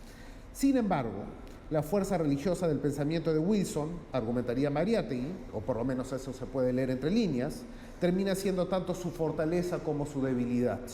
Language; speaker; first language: Spanish; native; Spanish